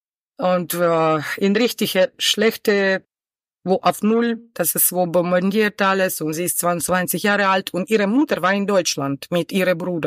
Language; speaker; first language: German; non-native, learner; Ukrainian